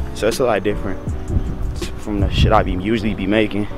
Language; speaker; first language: English; native; English